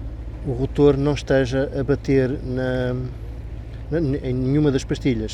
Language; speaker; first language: Portuguese; native; Portuguese